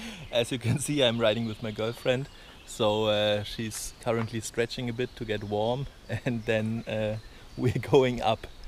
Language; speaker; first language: English; non-native, fluent; German